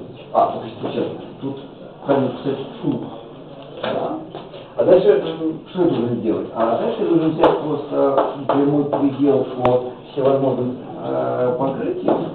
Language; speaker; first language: Russian; native; Russian